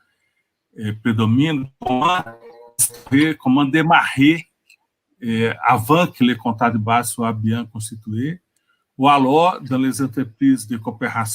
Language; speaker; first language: French; non-native, fluent; Portuguese